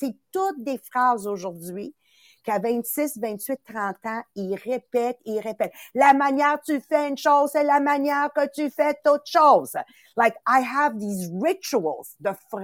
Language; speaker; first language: French; native; French